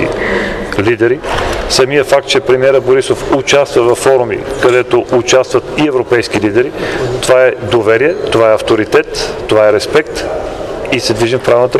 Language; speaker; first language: Bulgarian; native; Bulgarian